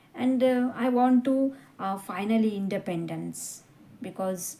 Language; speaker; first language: English; non-native, learner; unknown